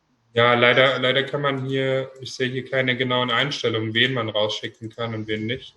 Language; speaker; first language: German; native; German